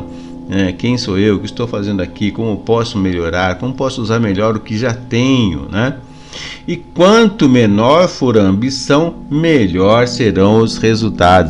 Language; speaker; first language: Portuguese; native; Portuguese